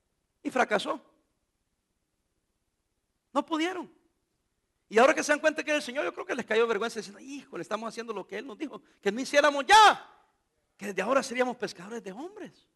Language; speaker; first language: Spanish; native; Spanish